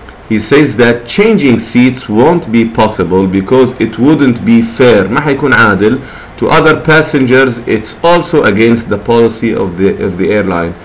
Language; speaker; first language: English; non-native, fluent; Arabic